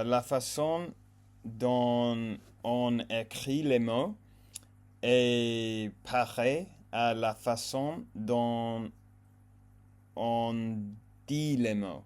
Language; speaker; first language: French; non-native, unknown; English